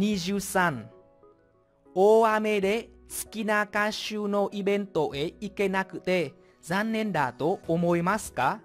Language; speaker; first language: Japanese; non-native, fluent; Vietnamese